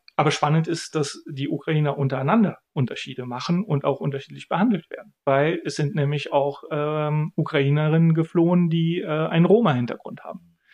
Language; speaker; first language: German; early bilingual, other home language; Bulgarian